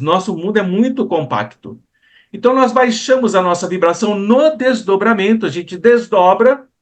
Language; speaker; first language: Portuguese; native; Portuguese